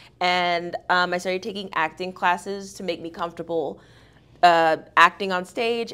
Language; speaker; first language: English; native; English